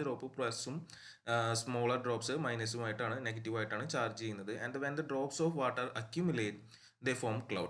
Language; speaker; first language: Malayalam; native; Malayalam